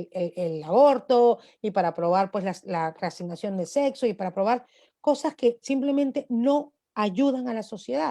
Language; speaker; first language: Spanish; native; Spanish